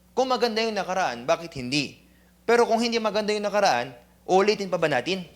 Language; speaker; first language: Filipino; non-native, fluent; Korean